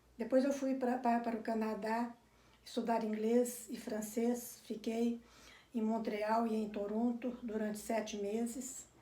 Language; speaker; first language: Portuguese; native; Portuguese